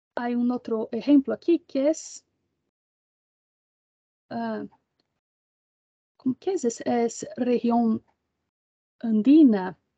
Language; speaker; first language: Spanish; non-native, learner; Portuguese